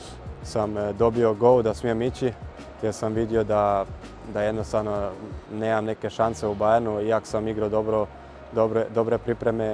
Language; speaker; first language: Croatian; early bilingual, heritage; Croatian